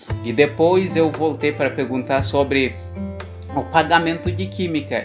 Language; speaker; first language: Portuguese; non-native, local second language; Upper Guinea Crioulo